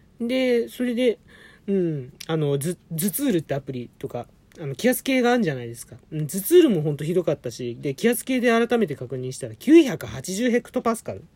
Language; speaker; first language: Japanese; native; Japanese